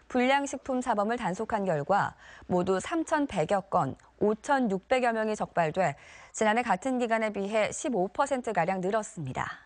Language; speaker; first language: Korean; native; Korean